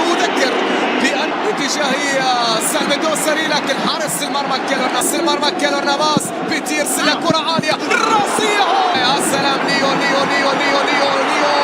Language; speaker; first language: Arabic; native; Arabic